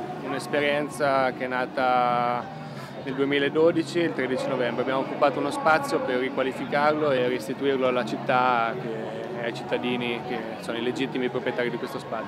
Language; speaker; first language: Italian; native; Italian